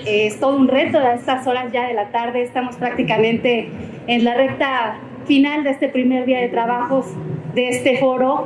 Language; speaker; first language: Spanish; native; Spanish